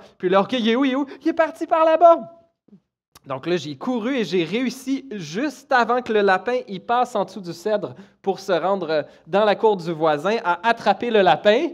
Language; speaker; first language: French; native; French